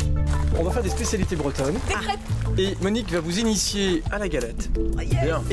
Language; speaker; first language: French; native; French